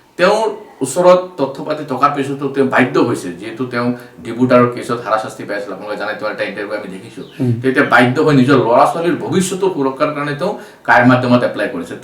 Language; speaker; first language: Assamese; non-native, local second language; Bangla